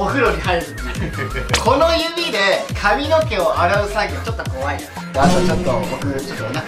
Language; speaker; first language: Japanese; native; Japanese